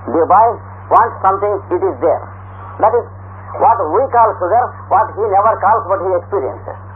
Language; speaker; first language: English; non-native, local second language; Telugu